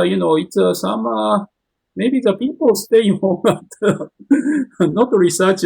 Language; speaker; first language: English; non-native, learner; Japanese